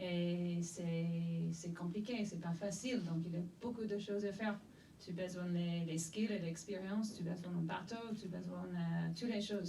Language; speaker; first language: French; non-native, fluent; English